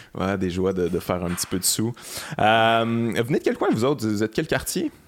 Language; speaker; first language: French; native; French